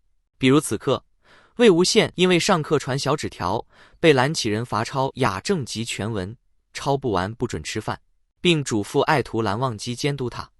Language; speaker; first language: Chinese; native; Chinese